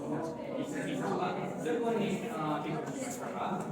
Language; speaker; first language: Japanese; non-native, learner; Indonesian